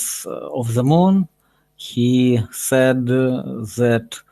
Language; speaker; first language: English; non-native, learner; Russian